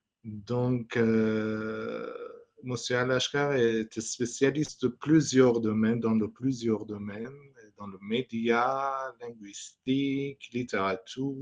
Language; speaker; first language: French; non-native, fluent; Persian